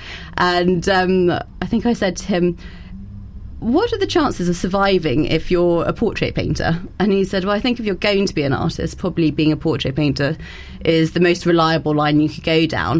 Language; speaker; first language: English; native; English